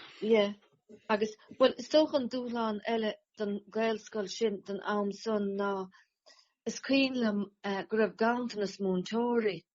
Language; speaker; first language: Irish; native; Irish